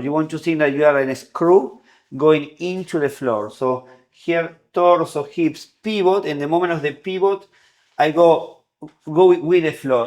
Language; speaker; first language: English; non-native, fluent; Spanish